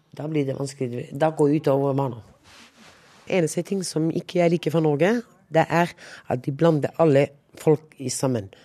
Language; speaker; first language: Norwegian; non-native, local second language; Romany